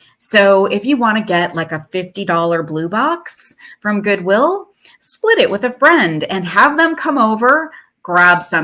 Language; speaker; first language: English; native; English